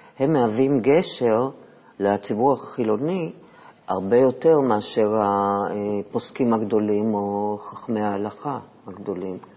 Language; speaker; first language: Hebrew; native; Hebrew